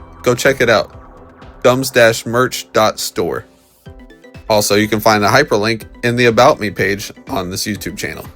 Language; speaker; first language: English; native; English